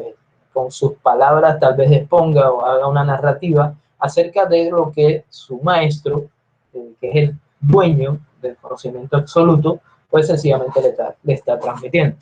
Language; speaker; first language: Spanish; native; Spanish